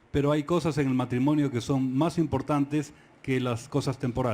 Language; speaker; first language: Spanish; native; Spanish